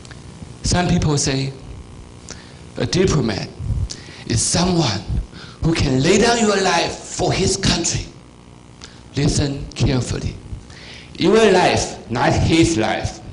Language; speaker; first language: English; non-native, fluent; Chinese